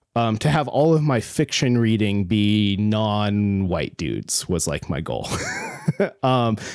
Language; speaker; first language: English; native; English